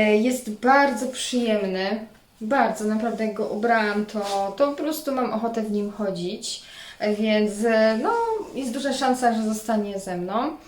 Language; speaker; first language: Polish; native; Polish